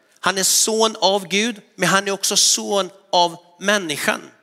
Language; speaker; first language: Swedish; non-native, fluent; Spanish